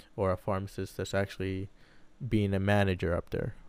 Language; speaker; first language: English; early bilingual, other home language; Arabic